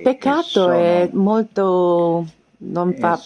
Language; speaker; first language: Italian; non-native, learner; Hungarian